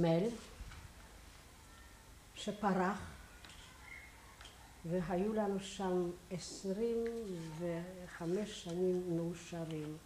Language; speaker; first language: Hebrew; non-native, fluent; Polish